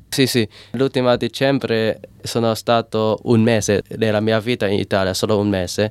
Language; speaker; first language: Italian; non-native, learner; Cantonese